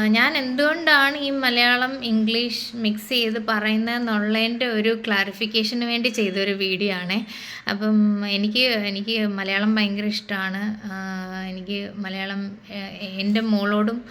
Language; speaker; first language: Malayalam; early bilingual, heritage; Malayalam